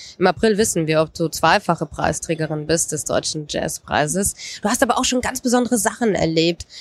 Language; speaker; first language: German; native; German